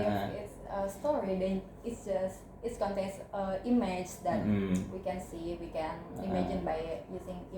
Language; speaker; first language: English; non-native, learner; Indonesian